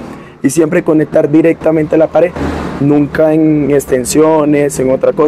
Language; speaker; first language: Spanish; native; Spanish